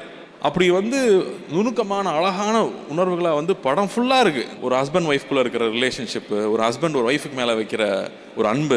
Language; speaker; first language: Tamil; native; Tamil